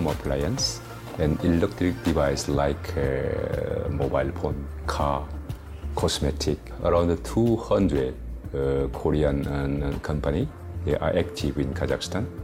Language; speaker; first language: English; non-native, learner; Korean